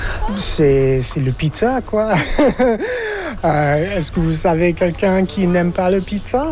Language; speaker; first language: French; non-native, fluent; English